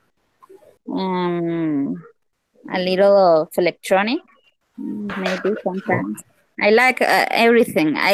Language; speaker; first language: English; non-native, learner; Spanish